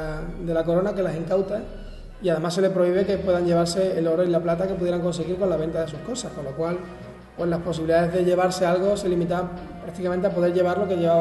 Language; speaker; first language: Spanish; native; Spanish